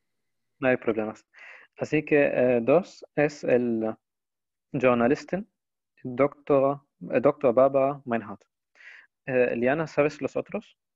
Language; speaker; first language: Spanish; non-native, fluent; Arabic